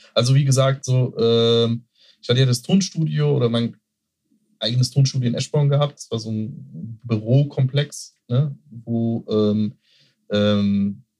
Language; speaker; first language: German; native; German